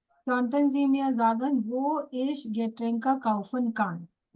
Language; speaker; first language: German; non-native, fluent; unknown